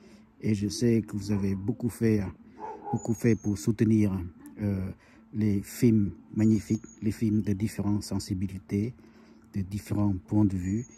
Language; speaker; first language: French; non-native, fluent; Khmer